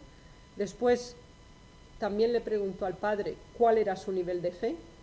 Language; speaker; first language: Spanish; native; Spanish